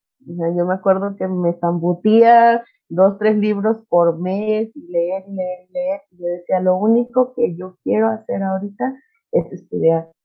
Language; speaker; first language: Spanish; non-native, local second language; Nahuatl languages